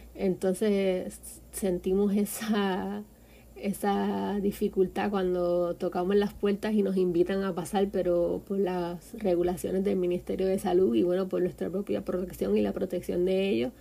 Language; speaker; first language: Spanish; native; Spanish